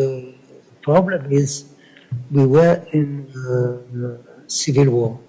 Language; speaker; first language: English; non-native, learner; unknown